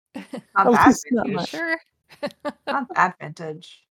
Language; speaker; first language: English; native; English